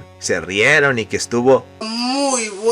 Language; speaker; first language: Spanish; native; Spanish